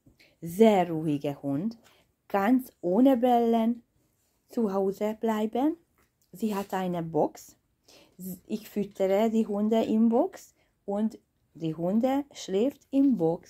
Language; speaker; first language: German; non-native, learner; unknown